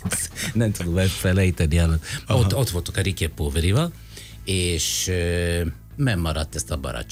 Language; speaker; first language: Hungarian; non-native, fluent; Italian